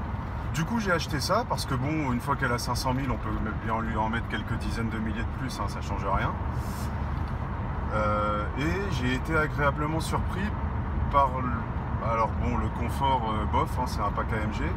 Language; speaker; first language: French; native; French